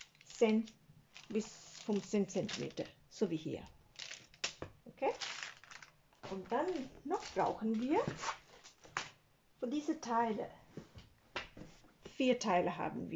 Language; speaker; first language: German; non-native, learner; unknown